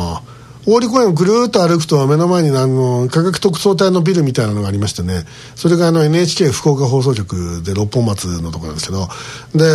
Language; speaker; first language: Japanese; native; Japanese